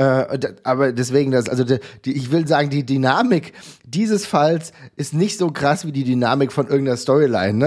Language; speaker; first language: German; native; German